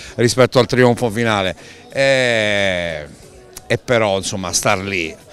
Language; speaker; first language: Italian; native; Italian